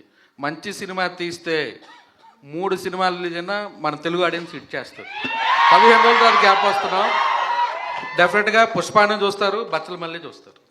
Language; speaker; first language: Telugu; native; Telugu